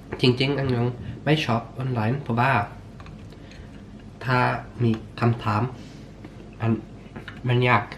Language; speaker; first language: Thai; early bilingual, heritage; Swedish